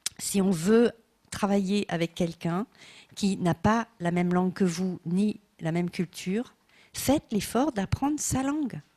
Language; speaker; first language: French; non-native, fluent; English